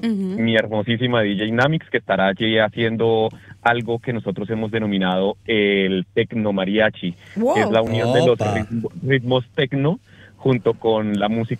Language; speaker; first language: Spanish; native; Spanish